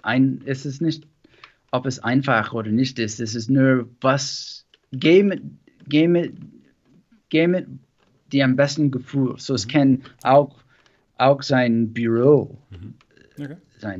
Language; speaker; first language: German; non-native, learner; English